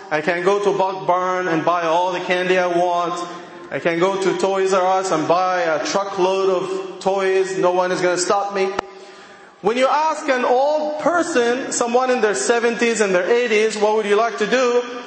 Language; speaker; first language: English; non-native, fluent; Arabic